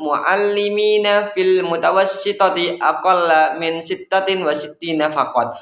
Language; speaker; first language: Arabic; non-native, learner; Indonesian